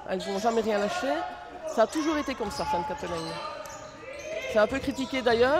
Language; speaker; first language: French; native; French